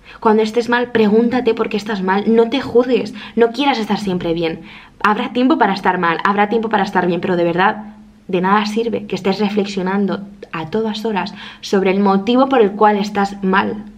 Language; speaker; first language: Spanish; native; Spanish